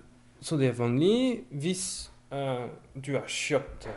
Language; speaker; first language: Norwegian; non-native, fluent; French